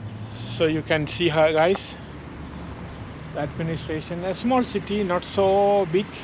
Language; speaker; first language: English; non-native, fluent; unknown